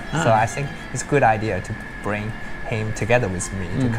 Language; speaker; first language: English; non-native, learner; Chinese